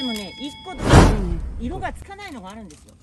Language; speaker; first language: Japanese; native; Japanese